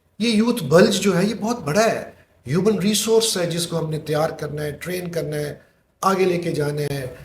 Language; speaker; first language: Urdu; non-native, local second language; Punjabi